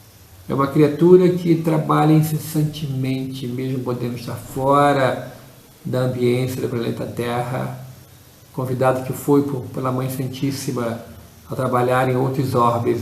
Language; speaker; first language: Portuguese; native; Portuguese